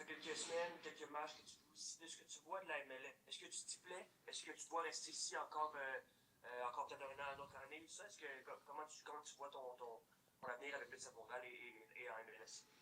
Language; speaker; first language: French; native; French